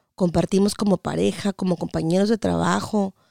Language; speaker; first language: Spanish; native; Spanish